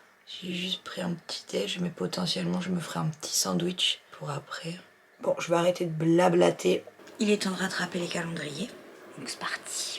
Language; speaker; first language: French; native; French